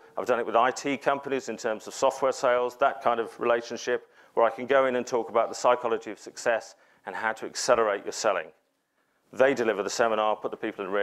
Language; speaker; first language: English; native; English